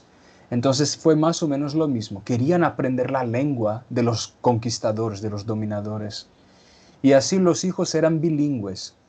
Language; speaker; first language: Spanish; non-native, fluent; Portuguese